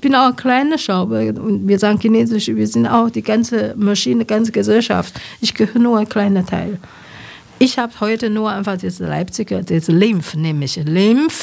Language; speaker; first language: German; non-native, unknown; Chinese